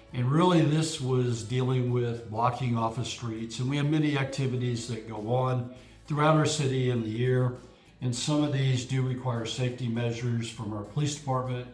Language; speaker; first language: English; native; English